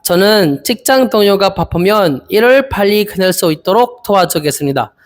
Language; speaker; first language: Korean; non-native, learner; Filipino